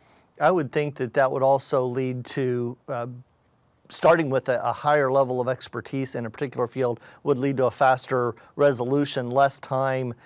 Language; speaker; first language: English; native; English